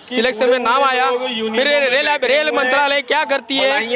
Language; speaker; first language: Hindi; non-native, local second language; Marathi